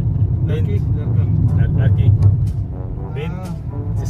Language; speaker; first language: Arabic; non-native, learner; Bangla